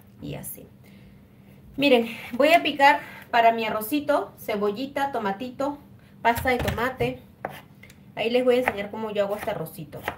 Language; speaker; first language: Spanish; native; Spanish